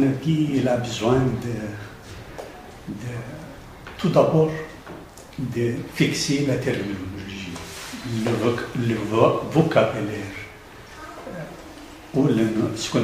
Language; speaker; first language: French; non-native, fluent; Arabic